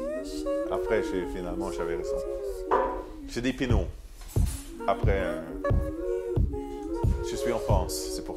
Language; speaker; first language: French; non-native, fluent; Swedish